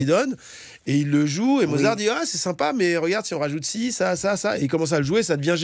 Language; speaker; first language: French; native; French